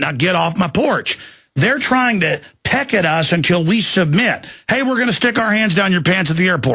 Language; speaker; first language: English; native; English